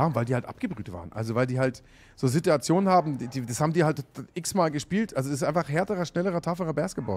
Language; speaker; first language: German; native; German